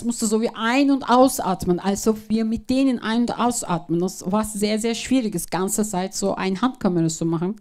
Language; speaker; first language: German; non-native, fluent; Turkish